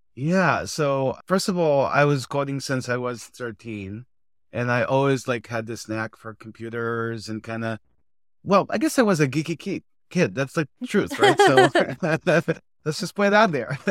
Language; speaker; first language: English; non-native, fluent; Hebrew